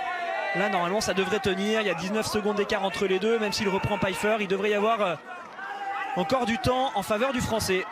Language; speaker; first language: French; native; French